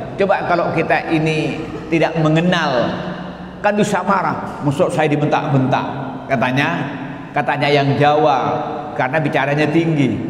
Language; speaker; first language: Indonesian; non-native, local second language; Madurese